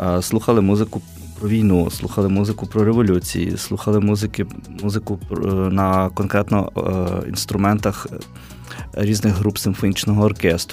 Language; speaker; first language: Ukrainian; native; Ukrainian